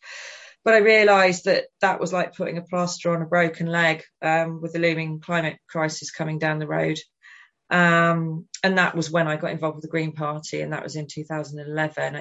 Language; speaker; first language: English; native; English